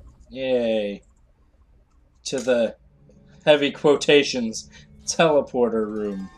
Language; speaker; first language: English; native; English